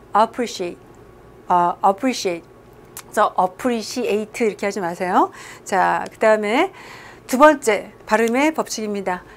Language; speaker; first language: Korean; native; Korean